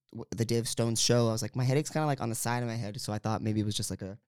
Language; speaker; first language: English; early bilingual, other home language; Filipino